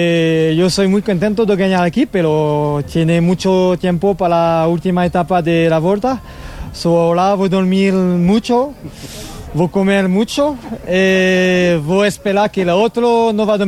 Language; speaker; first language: Spanish; non-native, learner; French